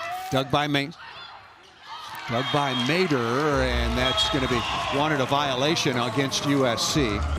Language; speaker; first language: English; native; English